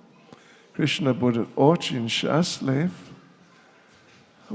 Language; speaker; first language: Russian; non-native, learner; English